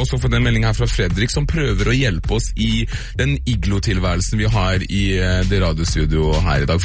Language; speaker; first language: Norwegian; native; Norwegian